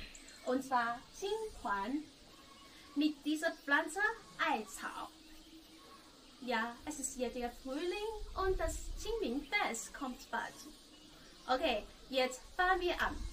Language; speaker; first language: German; non-native, fluent; Chinese